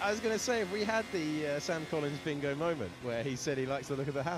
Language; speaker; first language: English; native; English